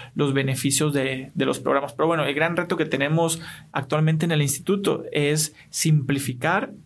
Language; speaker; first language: Spanish; native; Spanish